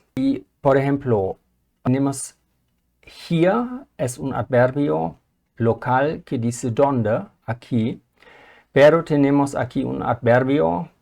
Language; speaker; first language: Spanish; non-native, fluent; German